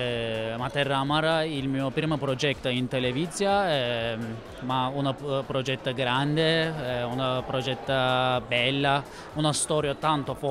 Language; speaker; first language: Italian; non-native, learner; Turkish